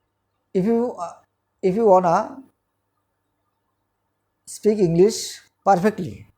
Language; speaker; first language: English; non-native, local second language; Bangla